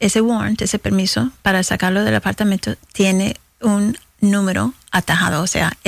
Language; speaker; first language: Spanish; early bilingual, heritage; Spanish